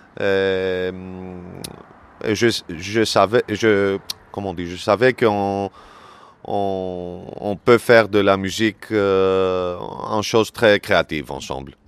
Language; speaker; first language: French; non-native, learner; Greek